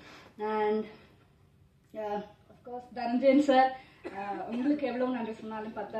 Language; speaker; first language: Tamil; non-native, fluent; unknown